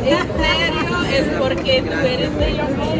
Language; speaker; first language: Spanish; non-native, learner; English